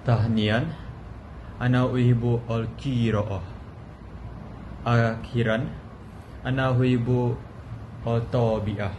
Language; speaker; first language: Arabic; non-native, learner; Malay